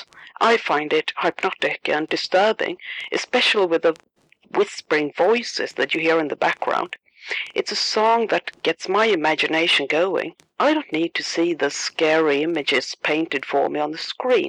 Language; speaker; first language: English; non-native, fluent; Swedish